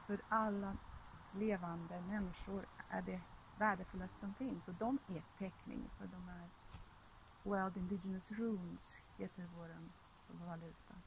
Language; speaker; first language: Swedish; non-native, fluent; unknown